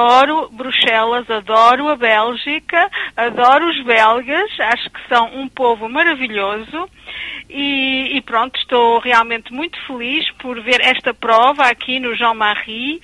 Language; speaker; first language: Portuguese; early bilingual, other home language; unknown